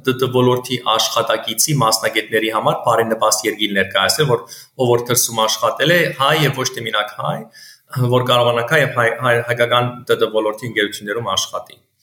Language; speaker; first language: Armenian; early bilingual, heritage; Armenian